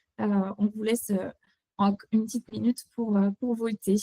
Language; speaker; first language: French; native; French